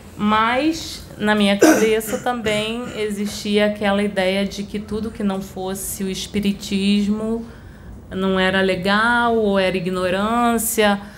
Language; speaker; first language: Portuguese; early bilingual, other home language; Spanish